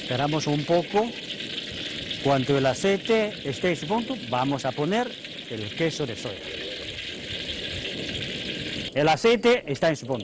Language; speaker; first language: Spanish; non-native, fluent; Chinese